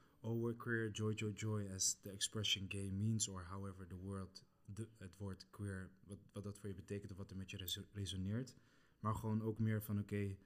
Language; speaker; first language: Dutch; early bilingual, other home language; Kabuverdianu